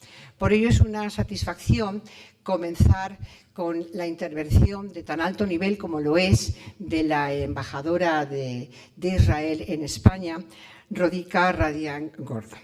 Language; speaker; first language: Spanish; native; Spanish